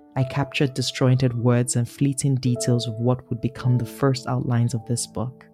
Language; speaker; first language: English; non-native, local second language; Igbo